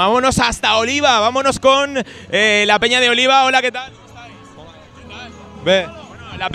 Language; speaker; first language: Spanish; native; Spanish